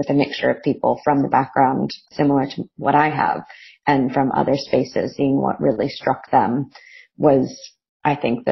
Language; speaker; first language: English; native; English